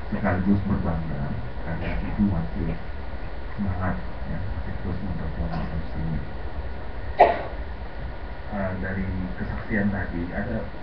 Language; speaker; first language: Indonesian; native; Indonesian